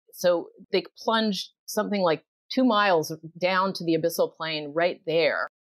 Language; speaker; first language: English; native; English